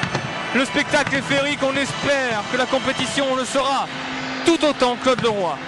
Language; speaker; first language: French; native; French